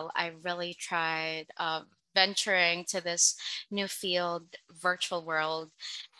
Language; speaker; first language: English; non-native, local second language; Filipino